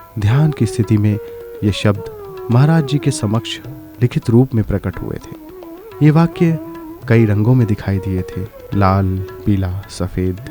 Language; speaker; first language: Hindi; native; Hindi